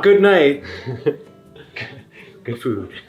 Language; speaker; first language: English; native; English